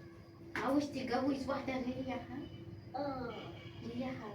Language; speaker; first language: Arabic; native; Arabic